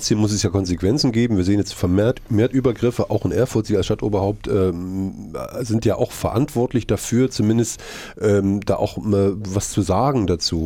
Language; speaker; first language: German; native; German